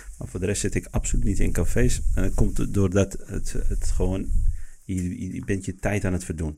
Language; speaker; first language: Dutch; early bilingual, other home language; Arabic